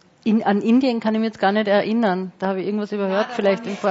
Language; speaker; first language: German; native; German